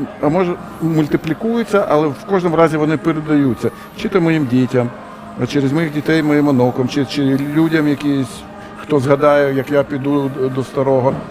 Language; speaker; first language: Ukrainian; non-native, local second language; Russian